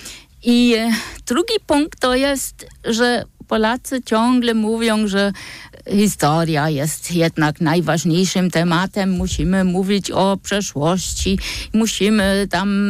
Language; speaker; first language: Polish; non-native, fluent; German